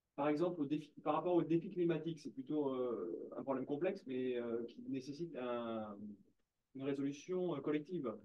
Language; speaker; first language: French; native; French